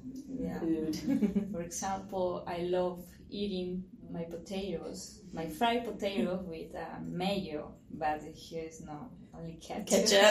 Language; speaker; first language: English; non-native, learner; Spanish